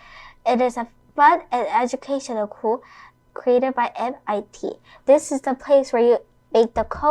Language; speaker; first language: English; non-native, fluent; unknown